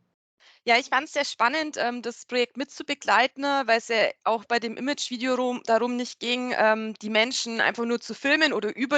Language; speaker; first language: German; native; German